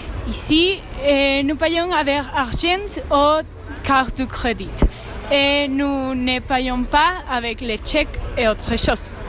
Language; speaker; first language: French; non-native, learner; Spanish